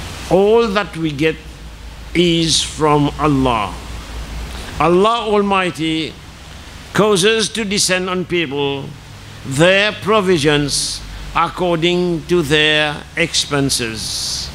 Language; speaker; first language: English; non-native, local second language; Morisyen